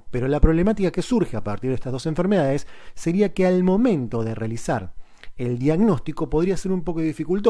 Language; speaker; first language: Spanish; native; Spanish